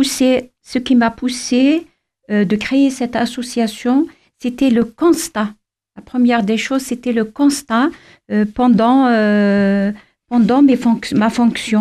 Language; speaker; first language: French; non-native, local second language; Kabyle